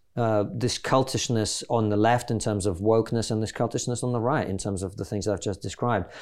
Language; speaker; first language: English; non-native, fluent; Russian